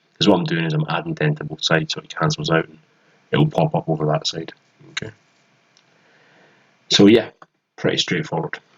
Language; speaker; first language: English; native; English